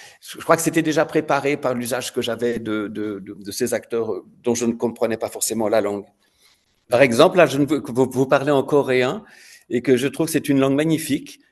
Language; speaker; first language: French; native; French